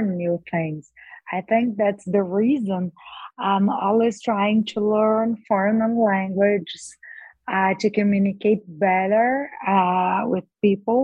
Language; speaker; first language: English; non-native, fluent; Portuguese